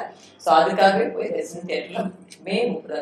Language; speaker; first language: Tamil; native; Tamil